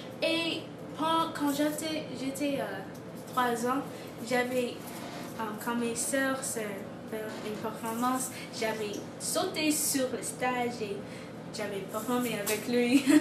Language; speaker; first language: French; non-native, local second language; English